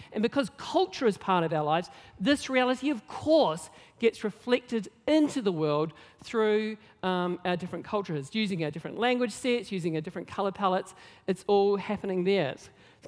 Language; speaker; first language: English; native; English